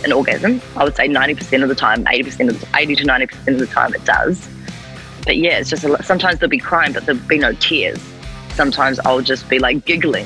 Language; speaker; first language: English; native; English